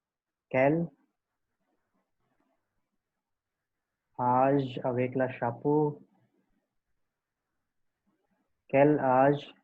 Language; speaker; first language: French; non-native, learner; Hindi